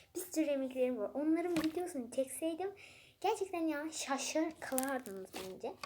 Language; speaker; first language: Turkish; non-native, fluent; Persian